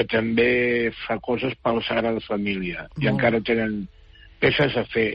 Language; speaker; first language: Catalan; native; Catalan